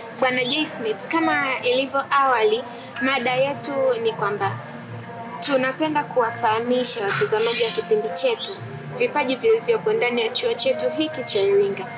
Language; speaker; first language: Swahili; native; Swahili